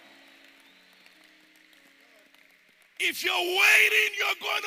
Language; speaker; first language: English; non-native, local second language; Yoruba